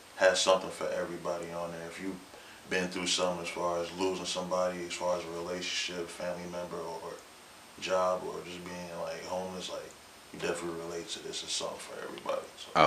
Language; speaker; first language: English; native; English